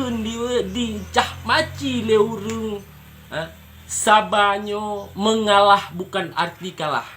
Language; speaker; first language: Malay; non-native, local second language; Achinese